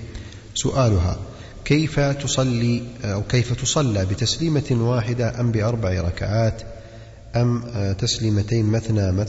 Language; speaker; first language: Arabic; native; Arabic